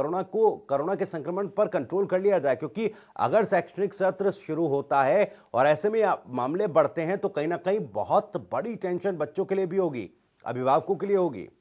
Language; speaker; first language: Hindi; native; Hindi